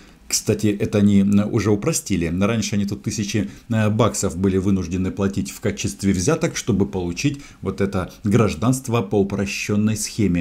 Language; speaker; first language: Russian; native; Russian